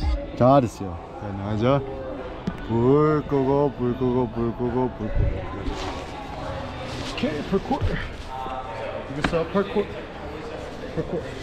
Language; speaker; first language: Korean; early bilingual, heritage; English